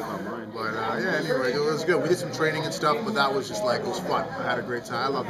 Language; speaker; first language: English; native; English